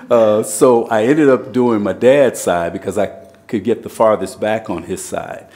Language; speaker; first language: English; native; English